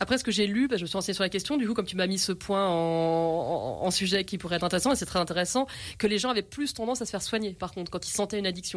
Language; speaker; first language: French; native; French